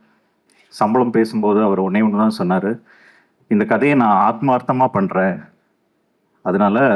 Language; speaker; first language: Tamil; native; Tamil